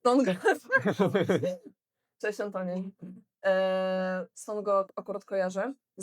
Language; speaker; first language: Polish; non-native, fluent; Belarusian